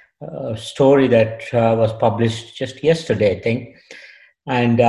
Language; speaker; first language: English; non-native, local second language; Kannada